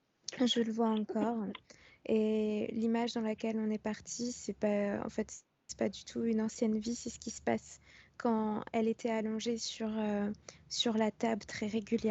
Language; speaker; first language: French; native; French